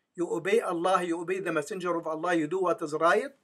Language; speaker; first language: English; non-native, fluent; Arabic